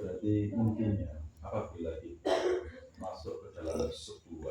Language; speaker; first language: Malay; non-native, local second language; Javanese